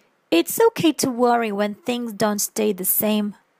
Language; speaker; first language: English; non-native, fluent; Portuguese